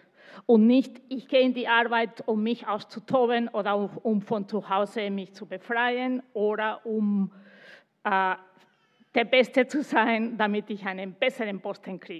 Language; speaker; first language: German; non-native, fluent; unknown